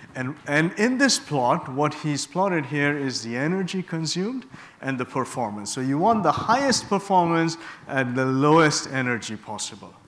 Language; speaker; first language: English; non-native, local second language; Bangla